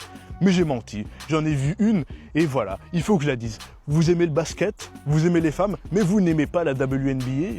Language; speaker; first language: French; native; French